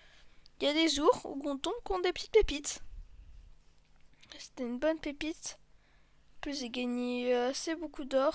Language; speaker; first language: French; native; French